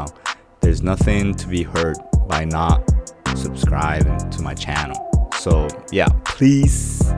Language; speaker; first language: English; non-native, fluent; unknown